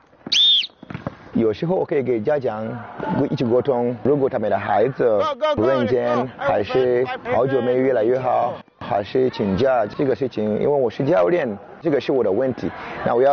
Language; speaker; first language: Chinese; non-native, fluent; English